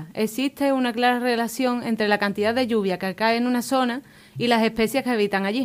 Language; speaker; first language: Spanish; native; Spanish